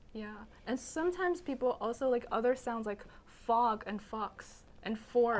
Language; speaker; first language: English; early bilingual, other home language; Chinese